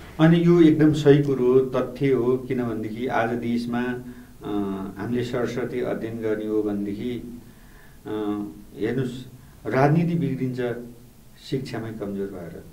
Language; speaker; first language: Nepali; native; Nepali